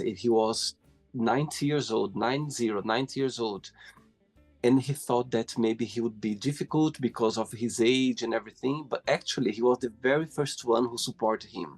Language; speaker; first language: English; non-native, fluent; Portuguese